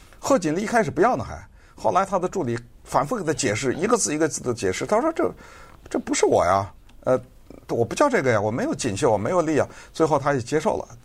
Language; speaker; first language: Chinese; native; Chinese